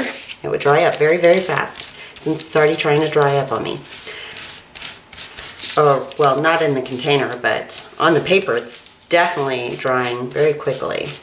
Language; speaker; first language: English; native; English